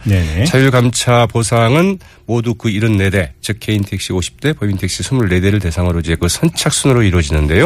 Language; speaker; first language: Korean; native; Korean